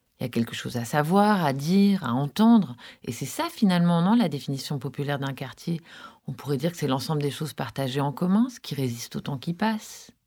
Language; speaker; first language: French; native; French